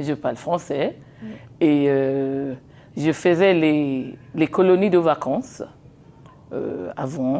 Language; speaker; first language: French; non-native, fluent; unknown